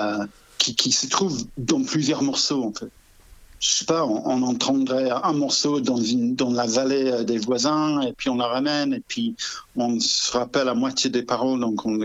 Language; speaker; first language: French; non-native, fluent; English